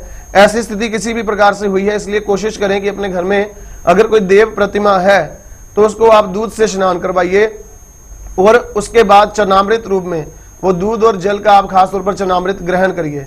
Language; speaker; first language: Hindi; native; Hindi